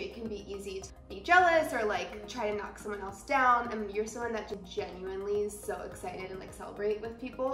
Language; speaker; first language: English; native; English